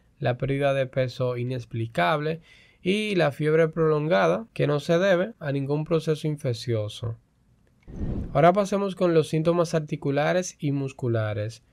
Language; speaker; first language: Spanish; native; Spanish